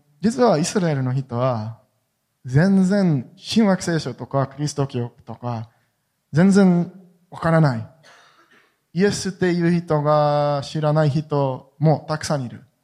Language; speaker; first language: Japanese; non-native, fluent; Hebrew